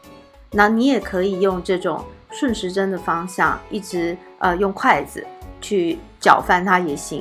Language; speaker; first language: Chinese; native; Chinese